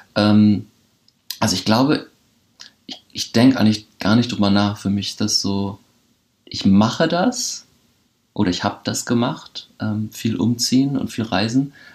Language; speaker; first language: German; early bilingual, other home language; Polish